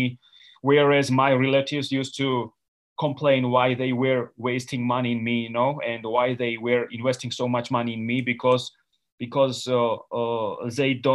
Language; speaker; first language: English; non-native, fluent; Georgian